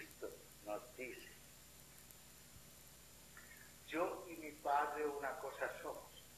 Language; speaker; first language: Spanish; non-native, fluent; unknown